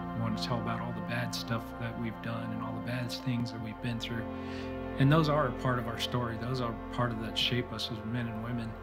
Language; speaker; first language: English; native; English